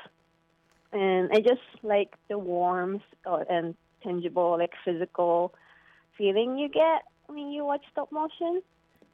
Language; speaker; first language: English; non-native, fluent; Japanese